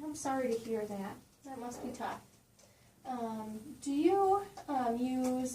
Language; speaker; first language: English; native; English